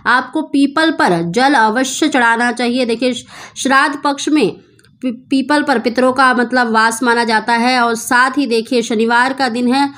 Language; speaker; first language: Hindi; native; Hindi